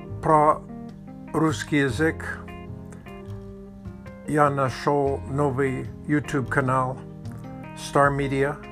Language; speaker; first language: Russian; non-native, learner; Czech